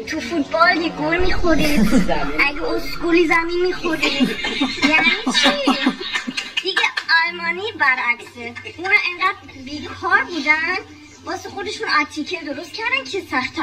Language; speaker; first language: Persian; non-native, fluent; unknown